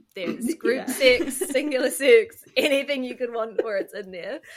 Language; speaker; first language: English; native; English